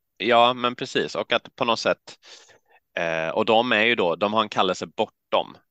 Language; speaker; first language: Swedish; native; Swedish